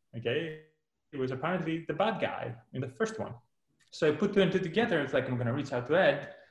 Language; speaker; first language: English; non-native, fluent; Greek